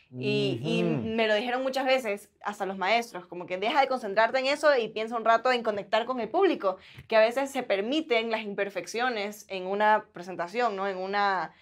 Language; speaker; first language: Spanish; native; Spanish